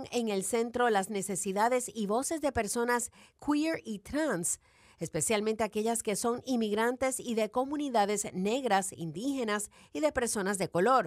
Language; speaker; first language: Spanish; early bilingual, heritage; Spanish